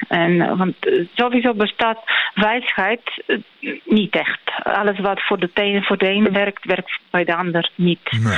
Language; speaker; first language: Dutch; non-native, fluent; Bulgarian